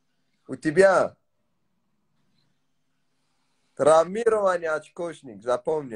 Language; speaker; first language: Russian; non-native, learner; Tajik